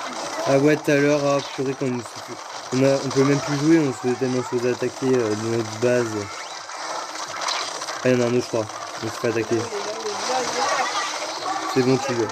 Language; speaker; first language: French; native; French